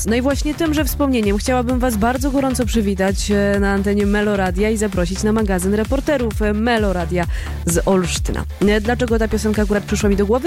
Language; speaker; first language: Polish; native; Polish